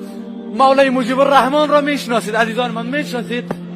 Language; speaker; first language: Persian; native; Persian